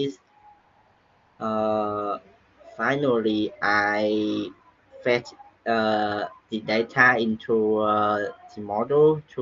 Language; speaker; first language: English; non-native, learner; Vietnamese